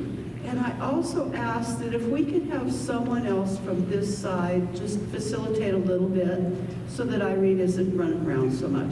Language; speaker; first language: English; native; English